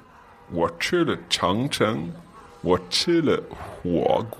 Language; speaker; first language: Chinese; non-native, learner; English